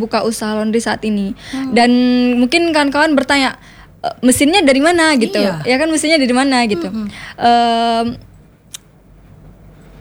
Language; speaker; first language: Indonesian; native; Indonesian